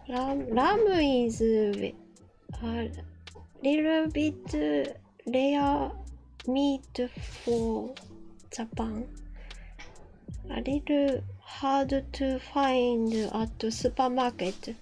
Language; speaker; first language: English; non-native, learner; Japanese